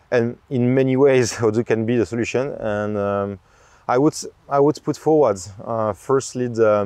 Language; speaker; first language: English; non-native, fluent; French